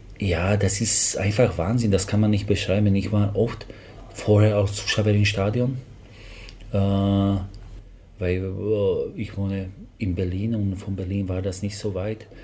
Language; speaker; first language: German; non-native, fluent; Slovak